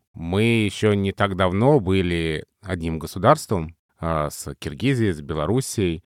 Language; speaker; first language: Russian; native; Russian